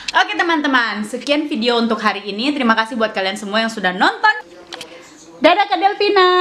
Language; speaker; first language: Indonesian; native; Indonesian